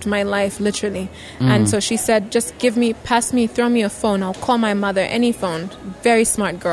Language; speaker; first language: English; non-native, local second language; Bemba